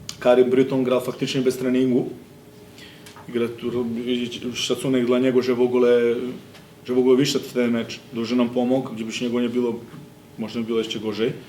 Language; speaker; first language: Polish; non-native, fluent; Serbian